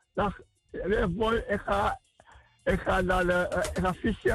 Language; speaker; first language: Dutch; non-native, learner; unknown